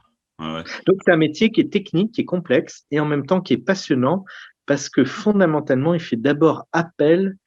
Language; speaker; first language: French; native; French